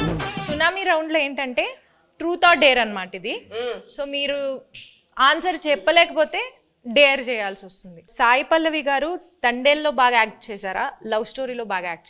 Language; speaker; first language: Telugu; native; Telugu